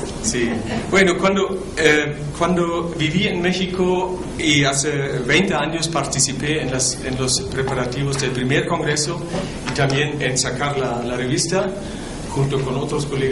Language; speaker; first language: Spanish; non-native, fluent; German